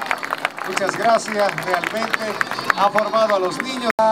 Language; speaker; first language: Spanish; native; Spanish